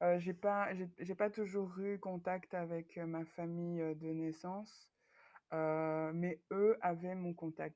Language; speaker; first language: French; early bilingual, other home language; Swahili